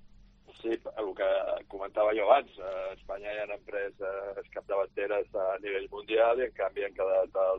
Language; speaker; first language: Catalan; native; Catalan